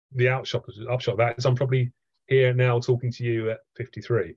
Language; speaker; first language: English; native; English